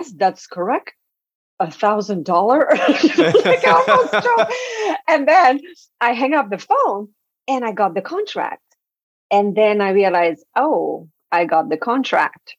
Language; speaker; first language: English; non-native, fluent; French